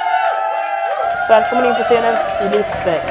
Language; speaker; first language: Swedish; native; Swedish